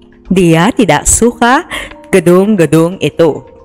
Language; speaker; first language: Indonesian; non-native, learner; Filipino